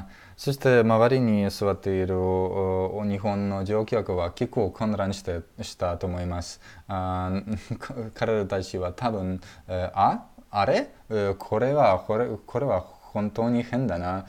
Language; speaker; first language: Japanese; non-native, fluent; Russian